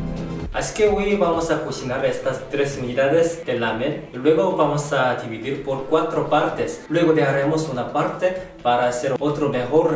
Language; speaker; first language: Spanish; non-native, learner; Korean